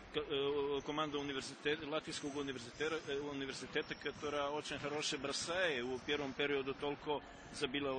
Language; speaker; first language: Russian; non-native, learner; Serbian